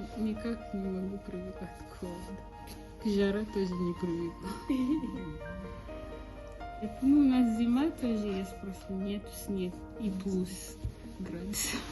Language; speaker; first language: Russian; non-native, learner; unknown